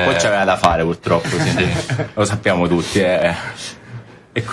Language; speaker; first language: Italian; native; Italian